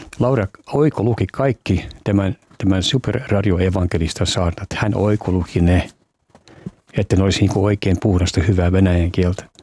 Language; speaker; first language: Finnish; native; Finnish